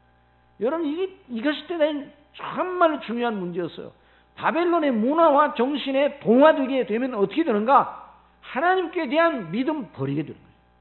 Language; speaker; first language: Korean; native; Korean